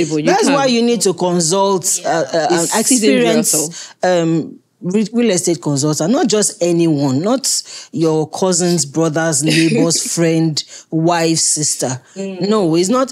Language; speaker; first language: English; native; English